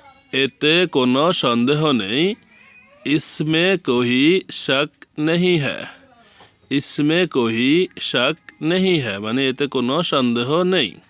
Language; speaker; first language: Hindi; non-native, fluent; Bangla